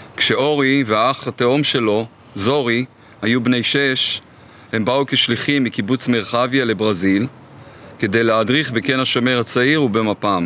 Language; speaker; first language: Hebrew; early bilingual, other home language; Portuguese